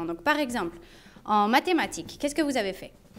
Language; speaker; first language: French; non-native, fluent; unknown